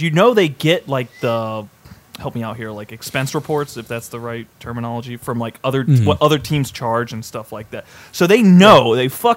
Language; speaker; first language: English; native; English